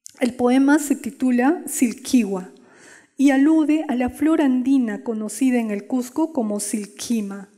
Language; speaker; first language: Spanish; non-native, local second language; Quechua